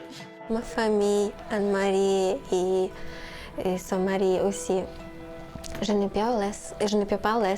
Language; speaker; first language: French; non-native, learner; Ukrainian